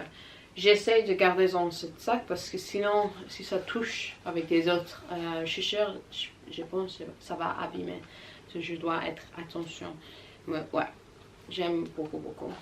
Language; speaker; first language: French; non-native, learner; English